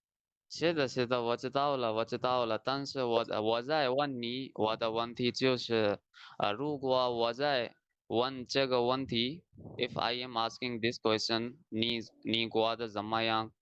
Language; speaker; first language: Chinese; non-native, fluent; Urdu